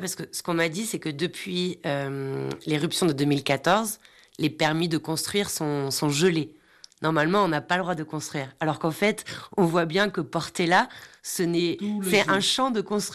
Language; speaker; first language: French; native; French